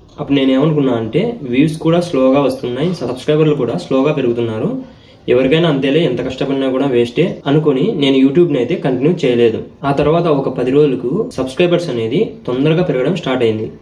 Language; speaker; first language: Telugu; native; Telugu